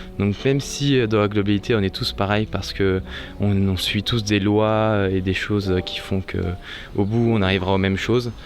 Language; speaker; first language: French; native; French